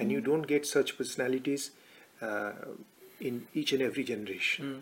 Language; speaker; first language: English; non-native, local second language; Bangla